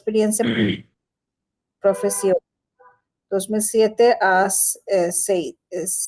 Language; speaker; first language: Spanish; non-native, learner; Bangla